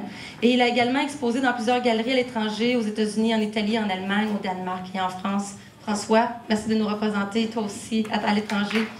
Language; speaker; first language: French; native; French